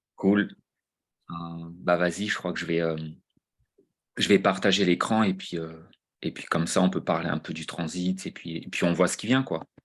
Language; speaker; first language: French; native; French